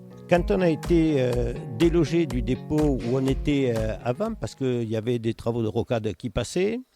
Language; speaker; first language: French; native; French